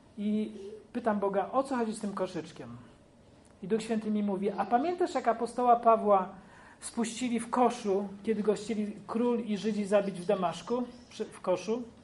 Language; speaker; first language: Polish; native; Polish